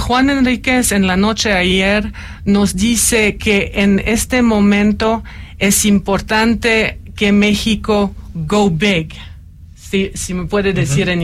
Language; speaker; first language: Spanish; non-native, fluent; French